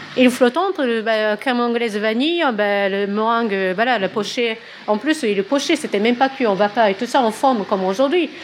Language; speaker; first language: French; non-native, fluent; Japanese